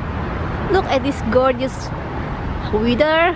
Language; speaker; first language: English; non-native, learner; Indonesian